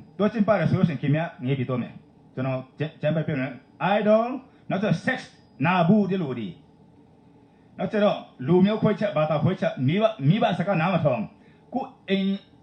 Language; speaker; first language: Burmese; non-native, local second language; Tedim Chin